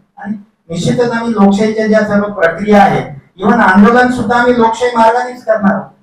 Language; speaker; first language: Marathi; non-native, local second language; Lambadi